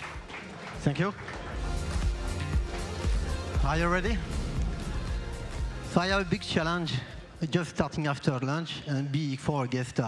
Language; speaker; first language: English; non-native, fluent; French